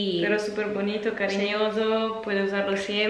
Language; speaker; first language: Spanish; non-native, fluent; Italian